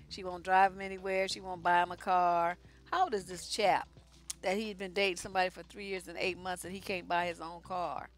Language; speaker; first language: English; native; English